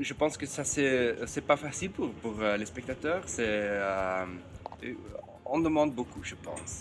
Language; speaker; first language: French; non-native, fluent; Dutch